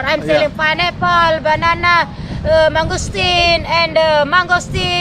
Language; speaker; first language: English; non-native, learner; Sasak